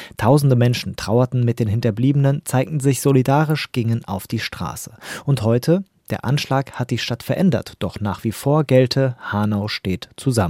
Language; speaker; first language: German; native; German